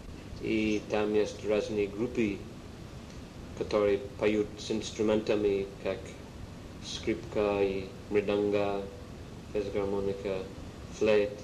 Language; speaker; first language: Russian; non-native, learner; English